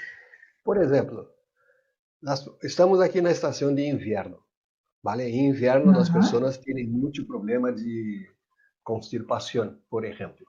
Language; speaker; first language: Spanish; non-native, learner; Portuguese